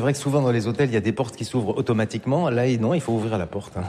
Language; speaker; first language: French; native; French